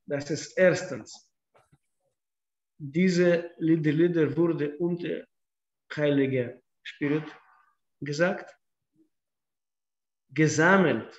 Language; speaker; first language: German; non-native, fluent; Russian